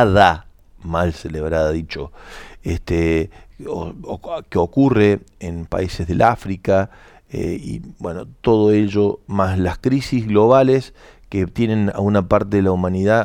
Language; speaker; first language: Spanish; native; Spanish